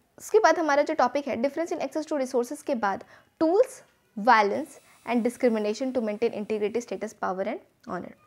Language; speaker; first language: Hindi; native; Hindi